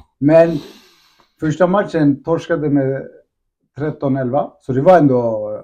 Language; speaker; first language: Swedish; early bilingual, other home language; Spanish